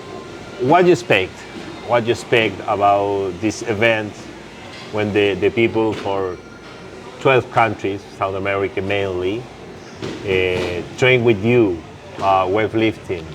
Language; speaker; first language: English; non-native, local second language; Spanish